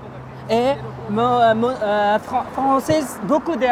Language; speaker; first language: French; non-native, learner; Japanese